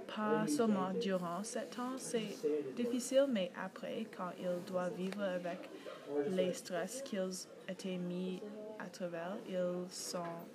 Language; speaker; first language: French; non-native, learner; English